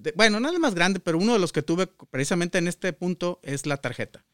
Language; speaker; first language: Spanish; native; Spanish